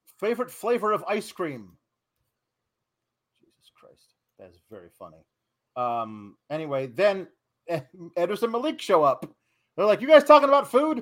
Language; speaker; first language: English; native; English